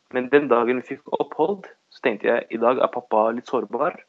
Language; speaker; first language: Norwegian; early bilingual, other home language; Arabic